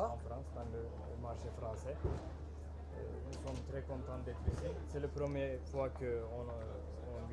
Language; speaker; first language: French; non-native, fluent; Turkish